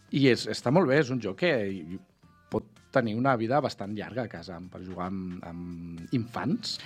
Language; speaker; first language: Catalan; native; Catalan